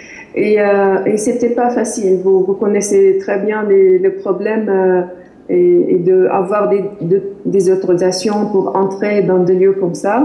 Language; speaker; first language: French; non-native, fluent; Arabic